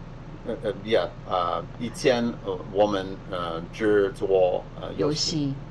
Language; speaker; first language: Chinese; non-native, learner; English